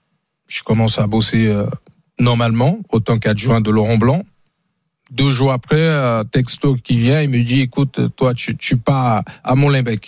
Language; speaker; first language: French; non-native, fluent; Portuguese